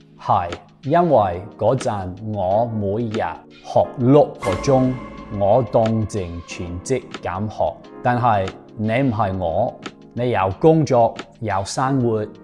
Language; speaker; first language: Cantonese; non-native, fluent; English